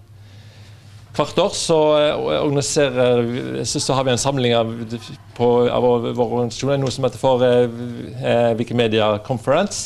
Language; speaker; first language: Norwegian; native; Norwegian